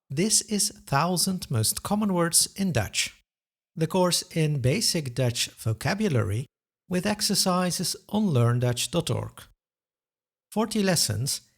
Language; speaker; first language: English; non-native, fluent; Dutch